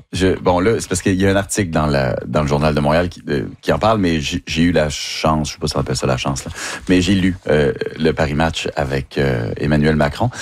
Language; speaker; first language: French; native; French